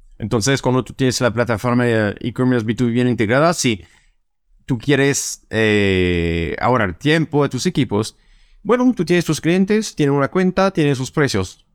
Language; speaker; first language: Spanish; non-native, fluent; French